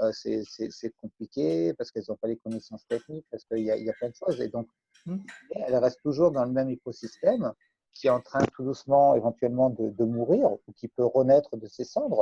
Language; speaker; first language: French; native; French